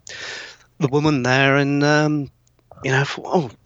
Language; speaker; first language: English; native; English